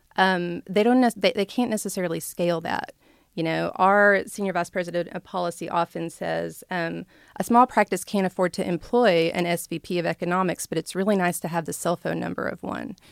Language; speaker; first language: English; native; English